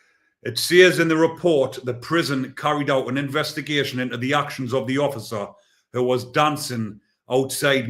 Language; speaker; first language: English; native; English